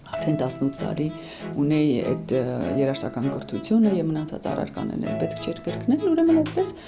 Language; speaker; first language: Armenian; native; Armenian